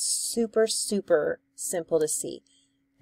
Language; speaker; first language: English; native; English